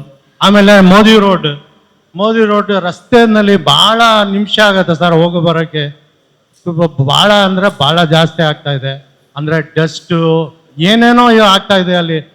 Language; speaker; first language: Kannada; non-native, local second language; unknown